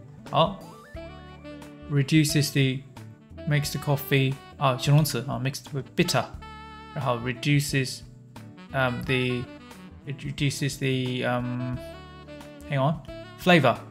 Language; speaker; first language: English; non-native, fluent; Chinese